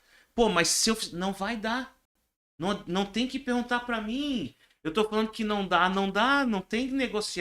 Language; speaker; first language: Portuguese; native; Portuguese